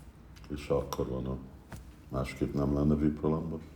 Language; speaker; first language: Hungarian; early bilingual, heritage; Hungarian